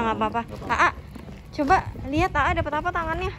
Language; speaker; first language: Indonesian; native; Indonesian